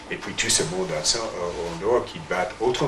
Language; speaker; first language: French; non-native, fluent; English